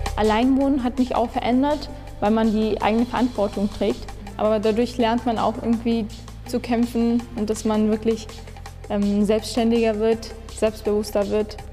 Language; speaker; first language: German; non-native, fluent; Turkish